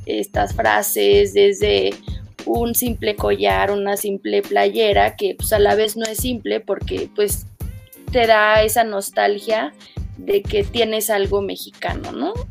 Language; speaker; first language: Spanish; native; Spanish